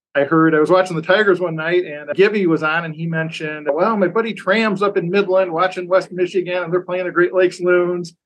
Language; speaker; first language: English; native; English